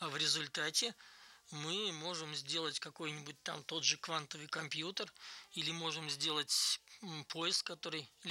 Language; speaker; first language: Russian; native; Russian